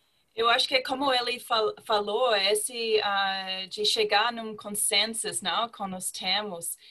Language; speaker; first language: Portuguese; non-native, fluent; English